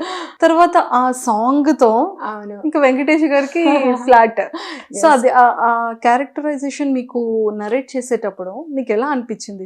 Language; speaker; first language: Telugu; native; Telugu